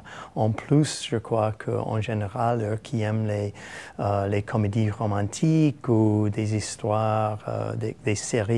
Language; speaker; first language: French; non-native, fluent; English